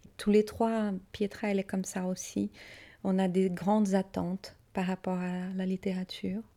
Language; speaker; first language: French; non-native, fluent; Portuguese